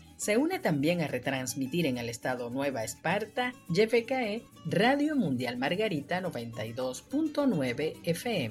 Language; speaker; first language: Spanish; native; Spanish